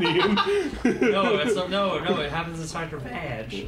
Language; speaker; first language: English; native; English